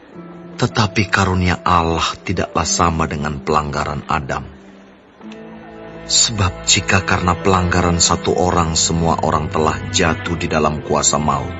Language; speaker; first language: Indonesian; native; Indonesian